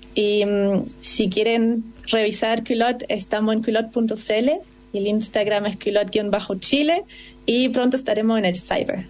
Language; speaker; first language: Spanish; non-native, fluent; German